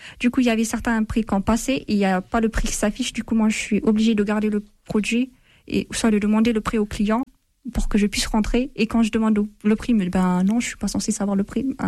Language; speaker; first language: French; non-native, fluent; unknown